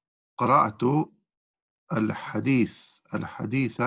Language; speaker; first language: Arabic; non-native, learner; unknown